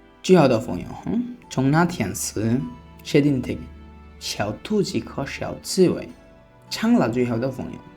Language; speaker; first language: Chinese; non-native, fluent; Bangla